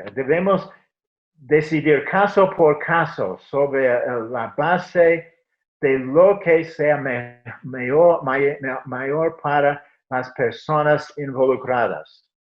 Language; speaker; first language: Spanish; non-native, fluent; English